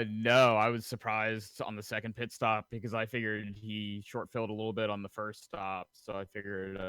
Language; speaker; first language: English; native; English